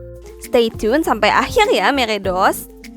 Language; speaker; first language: Indonesian; native; Indonesian